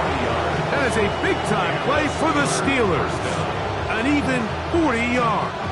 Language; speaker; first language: English; native; English